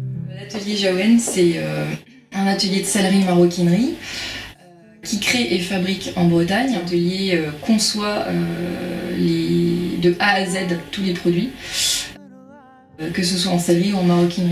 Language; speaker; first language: French; native; French